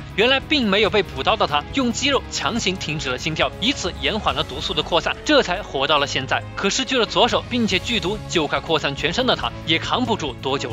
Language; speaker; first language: Chinese; native; Chinese